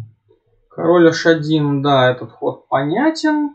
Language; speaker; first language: Russian; native; Russian